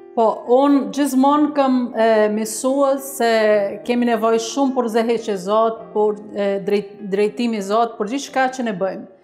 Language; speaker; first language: Albanian; non-native, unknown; Portuguese